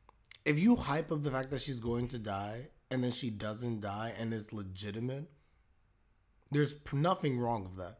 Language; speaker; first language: English; native; English